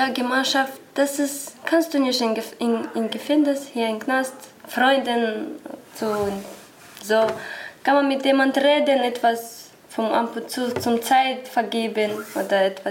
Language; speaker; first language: German; non-native, learner; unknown